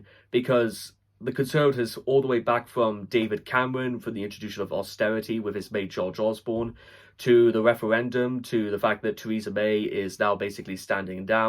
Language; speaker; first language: English; native; English